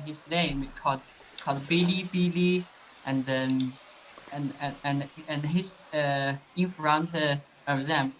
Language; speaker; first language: English; non-native, learner; Chinese